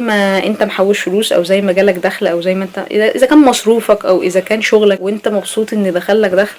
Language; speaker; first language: Arabic; native; Arabic